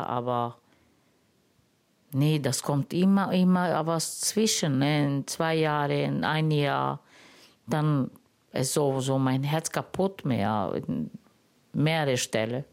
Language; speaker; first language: German; non-native, learner; Romany